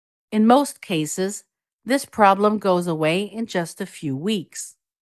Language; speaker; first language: English; non-native, fluent; German